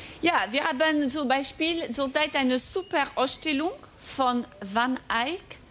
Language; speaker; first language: German; non-native, fluent; French